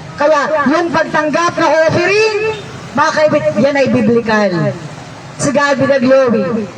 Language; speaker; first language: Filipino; non-native, local second language; Hiligaynon